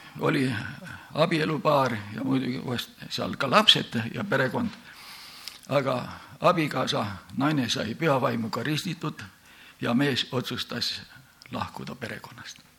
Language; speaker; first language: Estonian; native; Estonian